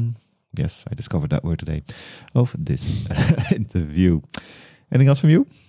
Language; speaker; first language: English; non-native, fluent; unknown